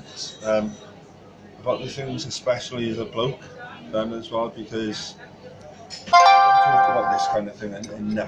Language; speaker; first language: English; native; English